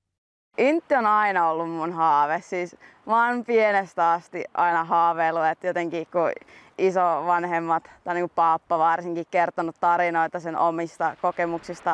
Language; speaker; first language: Finnish; native; Finnish